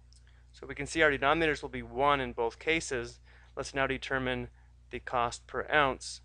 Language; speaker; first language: English; native; English